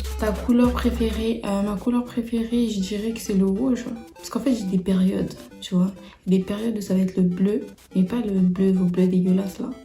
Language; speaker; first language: French; early bilingual, other home language; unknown